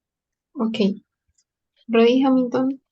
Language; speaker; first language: English; non-native, learner; Spanish